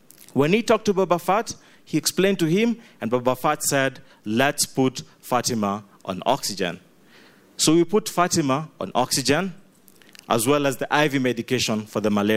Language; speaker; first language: English; non-native, local second language; Ganda